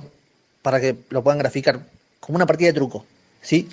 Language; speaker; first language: Spanish; native; Spanish